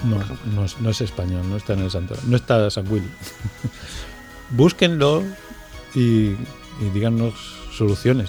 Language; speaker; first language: Spanish; native; Spanish